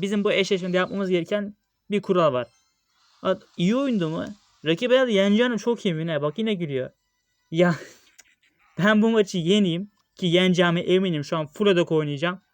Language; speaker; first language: Turkish; native; Turkish